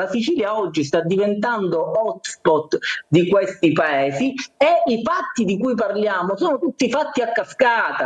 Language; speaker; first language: Italian; native; Italian